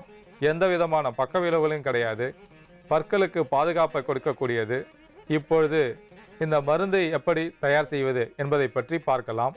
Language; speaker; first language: Tamil; native; Tamil